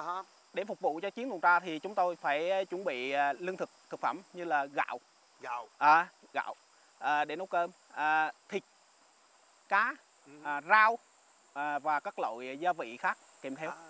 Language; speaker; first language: Vietnamese; native; Vietnamese